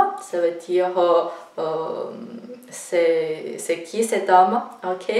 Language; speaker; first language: French; non-native, fluent; Chinese